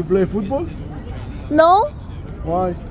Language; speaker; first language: English; non-native, learner; Arabic